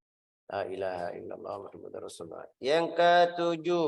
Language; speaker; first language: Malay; non-native, fluent; Arabic